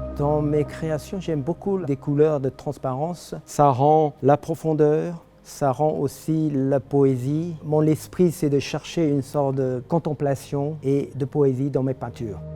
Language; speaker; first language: French; non-native, fluent; Chinese